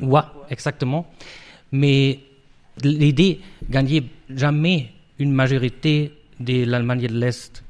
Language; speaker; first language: French; non-native, fluent; German